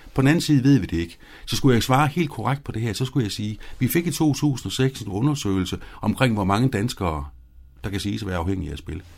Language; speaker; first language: Danish; native; Danish